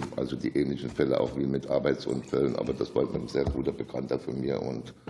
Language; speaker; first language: German; native; German